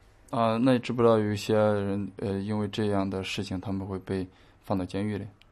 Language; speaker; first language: Chinese; native; Chinese